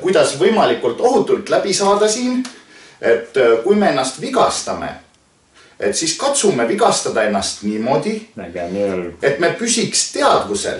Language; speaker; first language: Estonian; native; Estonian